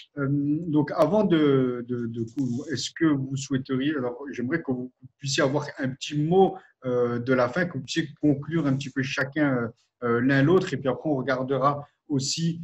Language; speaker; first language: French; native; French